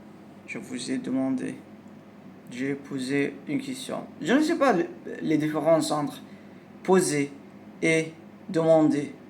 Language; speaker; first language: French; non-native, learner; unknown